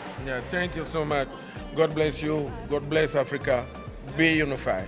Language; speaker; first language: English; non-native, learner; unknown